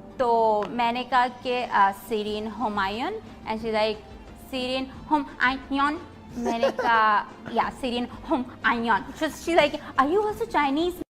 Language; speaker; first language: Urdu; native; Urdu